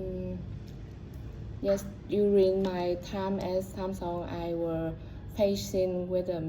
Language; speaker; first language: English; non-native, learner; Vietnamese